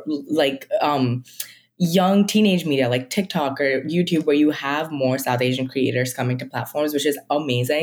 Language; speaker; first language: English; non-native, local second language; Marathi